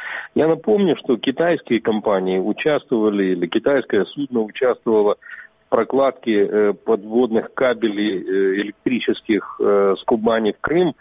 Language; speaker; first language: Russian; native; Russian